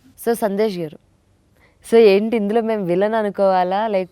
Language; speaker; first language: Telugu; native; Telugu